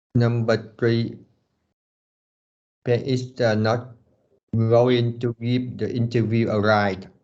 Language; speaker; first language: English; non-native, learner; Vietnamese